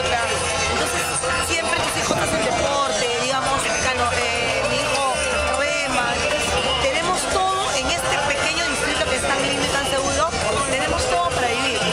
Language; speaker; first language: Spanish; native; Spanish